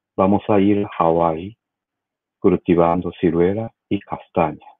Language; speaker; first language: Spanish; non-native, learner; Japanese